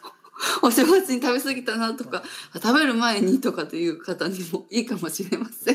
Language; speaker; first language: Japanese; native; Japanese